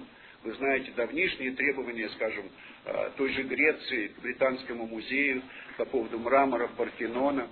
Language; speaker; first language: Russian; native; Russian